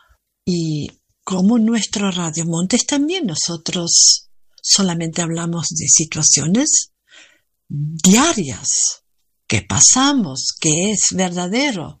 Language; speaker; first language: Spanish; non-native, learner; German